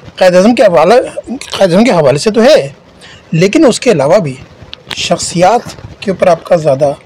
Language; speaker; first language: Urdu; native; Urdu